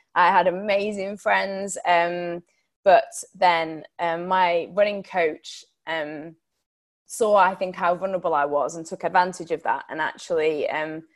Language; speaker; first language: English; native; English